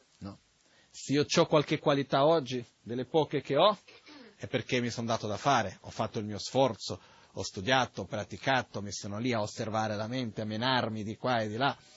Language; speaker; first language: Italian; non-native, fluent; Portuguese